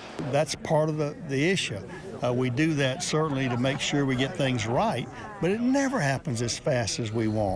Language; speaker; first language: English; native; English